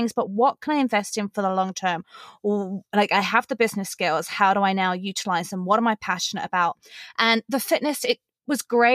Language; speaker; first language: English; native; English